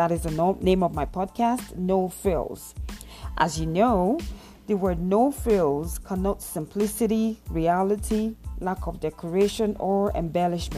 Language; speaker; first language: English; non-native, local second language; Yoruba